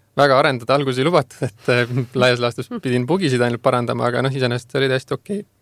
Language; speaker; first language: Estonian; native; Estonian